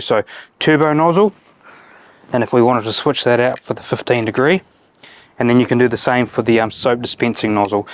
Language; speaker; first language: English; native; English